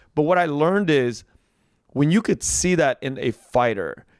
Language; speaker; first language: English; native; English